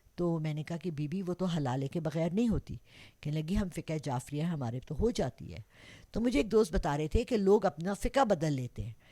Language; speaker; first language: Urdu; non-native, local second language; Pashto